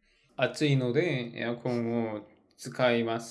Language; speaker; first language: Japanese; non-native, learner; Korean